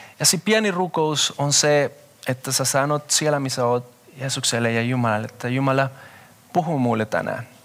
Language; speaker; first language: Finnish; non-native, fluent; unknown